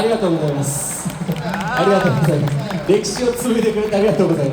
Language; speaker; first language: Japanese; native; Japanese